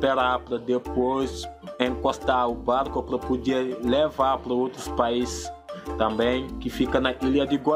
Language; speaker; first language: Portuguese; non-native, fluent; Wolof